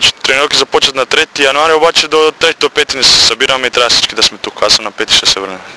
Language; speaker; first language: Bulgarian; non-native, learner; Croatian